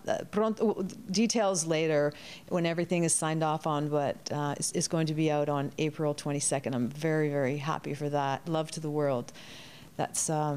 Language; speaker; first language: English; early bilingual, other home language; Spanish